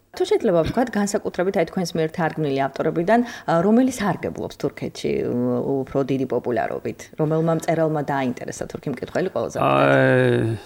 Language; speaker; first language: Georgian; native; Georgian